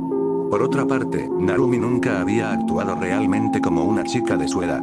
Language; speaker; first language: Spanish; native; Spanish